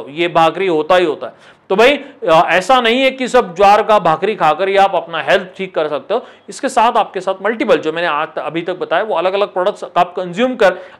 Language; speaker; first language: Hindi; non-native, local second language; Marathi